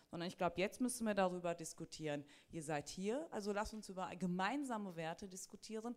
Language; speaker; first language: German; early bilingual, other home language; Turkish